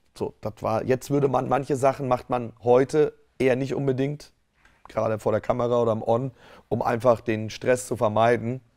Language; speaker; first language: German; native; German